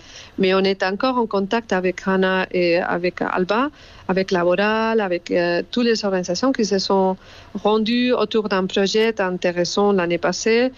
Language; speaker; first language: French; non-native, fluent; Spanish